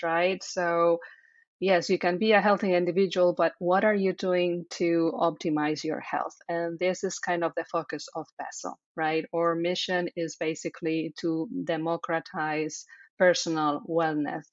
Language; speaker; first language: English; non-native, fluent; Spanish